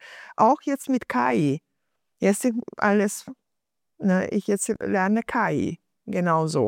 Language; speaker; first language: German; non-native, fluent; Hungarian